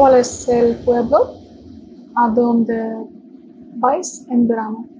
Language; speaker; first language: Spanish; non-native, learner; Russian